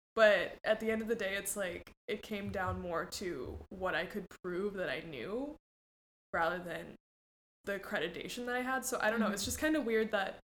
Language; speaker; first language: English; early bilingual, other home language; Spanish